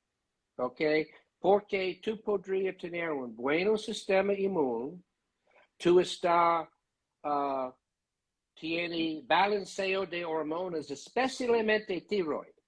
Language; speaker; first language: Spanish; non-native, learner; English